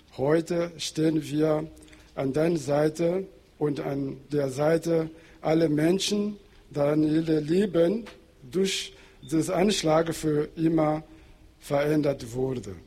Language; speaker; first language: German; non-native, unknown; Portuguese